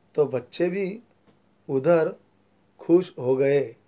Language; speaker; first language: Hindi; non-native, local second language; Marathi